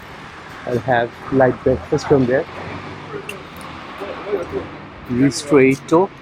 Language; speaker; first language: English; non-native, fluent; Bangla